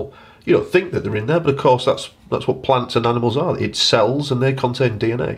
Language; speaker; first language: English; native; English